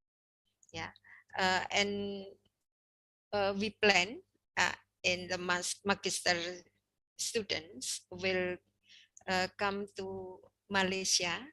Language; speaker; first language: English; non-native, learner; Indonesian